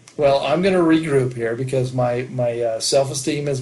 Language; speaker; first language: English; native; English